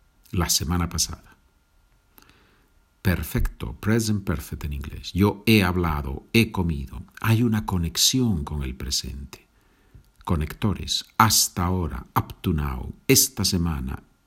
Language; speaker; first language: Spanish; native; Spanish